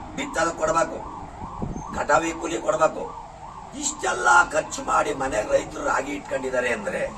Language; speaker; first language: Kannada; native; Kannada